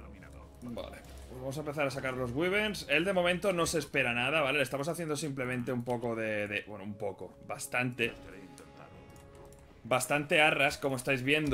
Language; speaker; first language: Spanish; native; Spanish